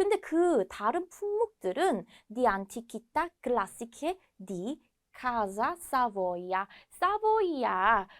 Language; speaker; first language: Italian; non-native, fluent; Korean